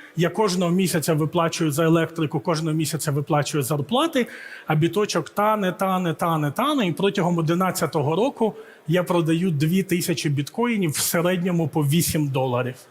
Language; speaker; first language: Ukrainian; early bilingual, heritage; Ukrainian